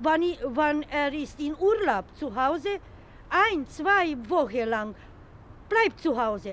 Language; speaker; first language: German; non-native, learner; Romanian